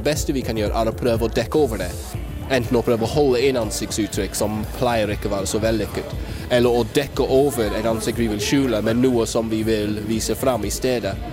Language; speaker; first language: Norwegian; non-native, fluent; English